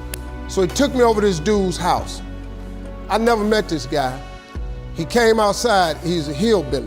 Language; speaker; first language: English; native; English